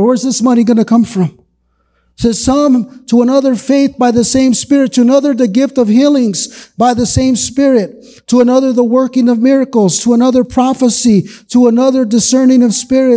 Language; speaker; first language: English; native; English